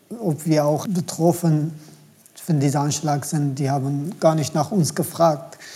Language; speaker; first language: German; non-native, fluent; Turkish